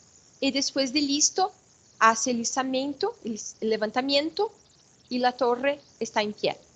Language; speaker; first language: Spanish; non-native, fluent; Portuguese